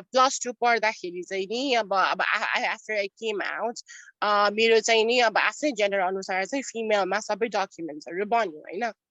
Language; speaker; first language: Nepali; non-native, local second language; Newari